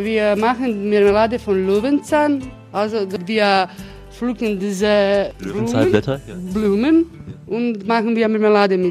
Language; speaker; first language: German; non-native, fluent; Croatian